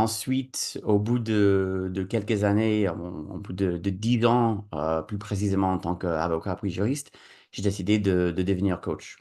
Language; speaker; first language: French; non-native, fluent; English